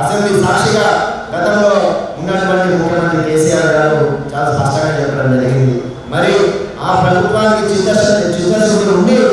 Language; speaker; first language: Telugu; non-native, local second language; Lambadi